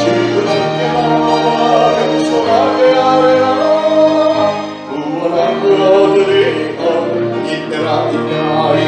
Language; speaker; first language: Korean; native; Korean